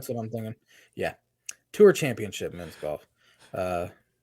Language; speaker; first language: English; native; English